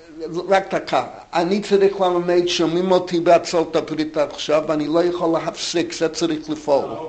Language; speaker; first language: Hebrew; non-native, fluent; English